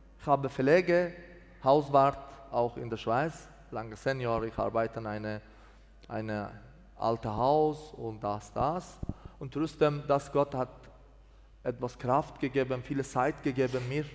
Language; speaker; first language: German; non-native, learner; Persian